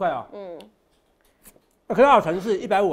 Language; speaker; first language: Chinese; native; Chinese